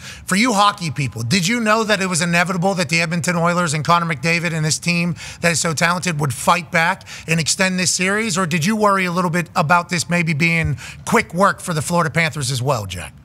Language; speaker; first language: English; native; English